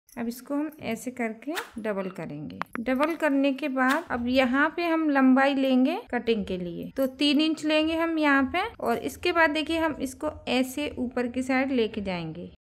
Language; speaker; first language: Hindi; native; Hindi